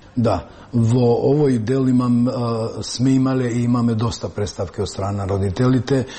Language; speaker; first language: Macedonian; non-native, local second language; Albanian